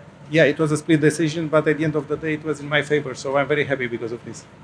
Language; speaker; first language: English; non-native, fluent; Romanian